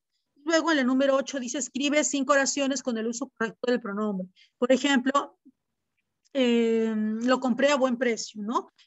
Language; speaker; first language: Spanish; native; Spanish